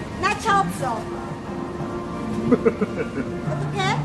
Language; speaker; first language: English; non-native, local second language; Filipino